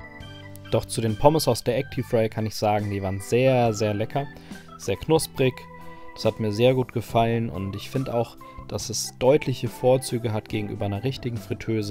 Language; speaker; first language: German; native; German